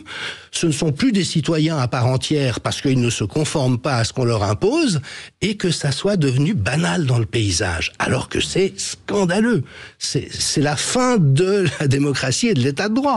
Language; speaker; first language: French; native; French